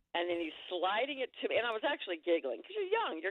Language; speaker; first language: English; native; English